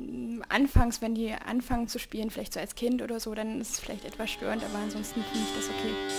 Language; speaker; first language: German; native; German